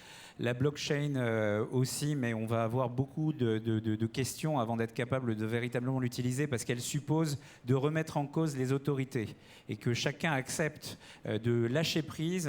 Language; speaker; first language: French; native; French